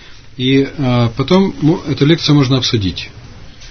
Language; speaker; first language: Russian; native; Russian